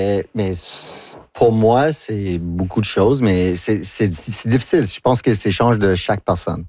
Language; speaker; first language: French; non-native, local second language; English